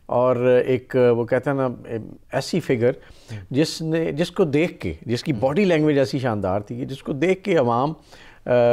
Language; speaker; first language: Urdu; non-native, local second language; Punjabi